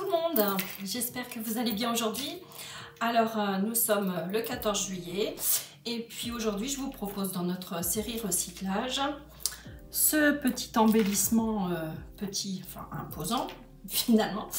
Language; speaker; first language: French; native; French